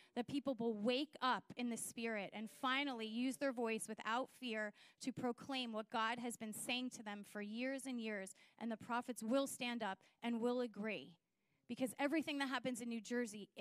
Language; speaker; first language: English; native; English